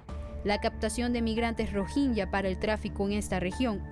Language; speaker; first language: Spanish; native; Spanish